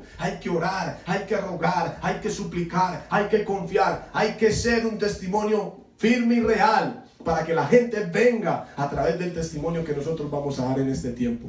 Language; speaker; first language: Spanish; native; Spanish